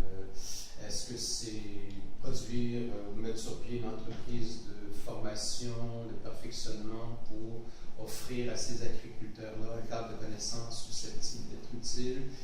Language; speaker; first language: French; native; French